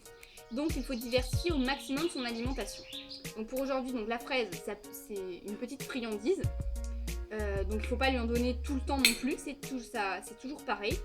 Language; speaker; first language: French; native; French